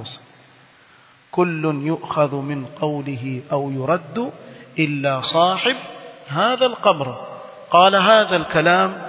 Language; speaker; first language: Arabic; non-native, fluent; Swahili